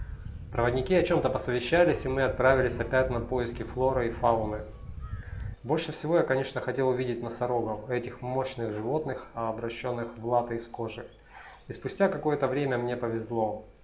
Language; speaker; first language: Russian; native; Russian